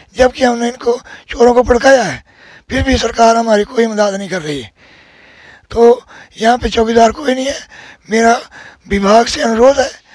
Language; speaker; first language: Hindi; native; Hindi